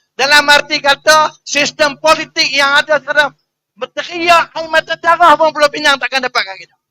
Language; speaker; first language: Malay; native; Malay